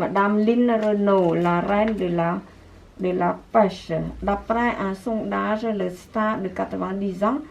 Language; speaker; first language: French; non-native, fluent; Khmer